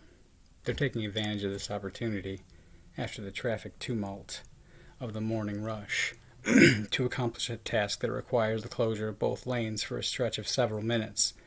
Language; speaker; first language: English; native; English